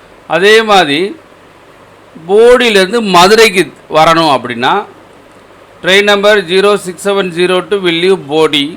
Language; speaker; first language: Tamil; native; Tamil